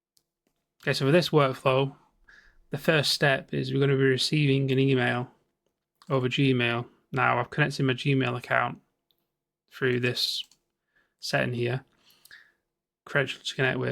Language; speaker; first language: English; native; English